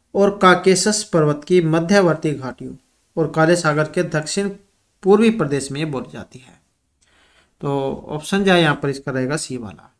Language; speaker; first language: Hindi; native; Hindi